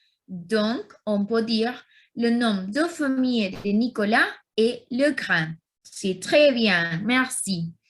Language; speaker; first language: French; non-native, learner; Spanish